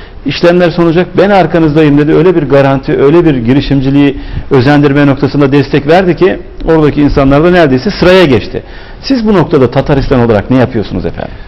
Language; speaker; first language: Turkish; native; Turkish